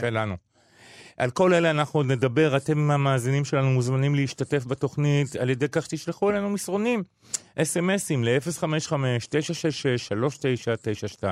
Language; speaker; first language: Hebrew; native; Hebrew